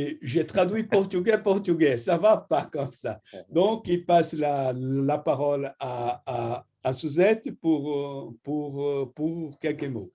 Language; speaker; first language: French; non-native, fluent; Portuguese